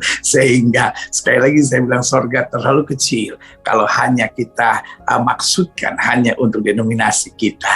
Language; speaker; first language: Indonesian; native; Indonesian